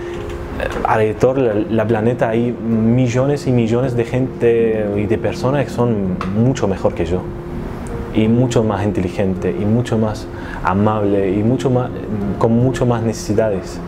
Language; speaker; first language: Spanish; non-native, fluent; Arabic